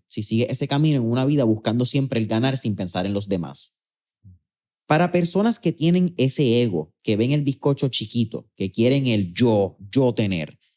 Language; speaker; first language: Spanish; native; Spanish